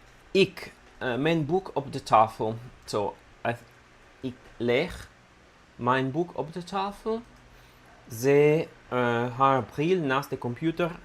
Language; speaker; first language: Dutch; non-native, learner; Italian